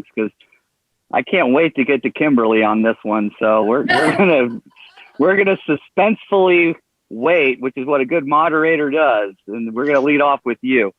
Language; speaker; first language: English; native; English